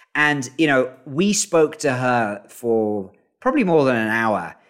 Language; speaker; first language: English; native; English